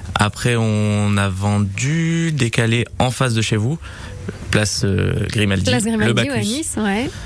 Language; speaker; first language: French; native; French